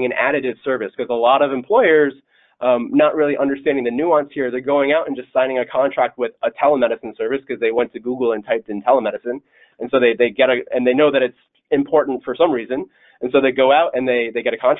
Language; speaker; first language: English; native; English